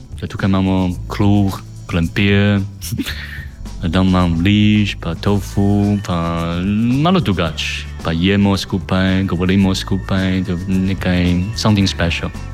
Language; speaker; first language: Slovenian; non-native, learner; Chinese